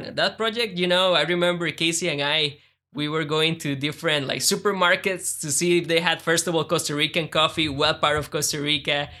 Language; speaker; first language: English; non-native, fluent; Spanish